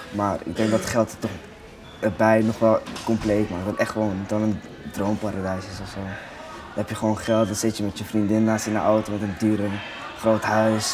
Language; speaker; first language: Dutch; native; Dutch